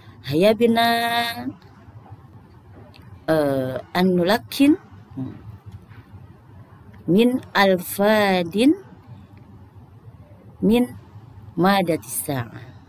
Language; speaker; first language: Arabic; non-native, fluent; Indonesian